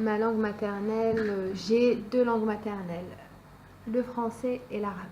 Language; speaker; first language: French; native; French